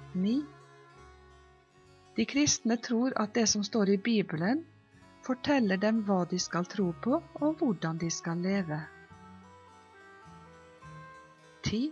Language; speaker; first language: Norwegian; non-native, fluent; Polish